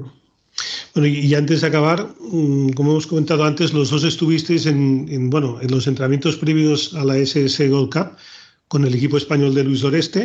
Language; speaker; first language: Spanish; native; Spanish